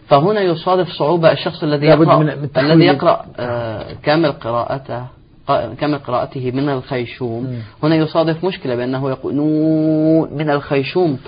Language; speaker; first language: Arabic; native; Arabic